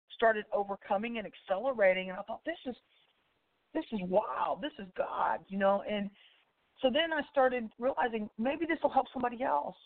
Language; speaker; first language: English; native; English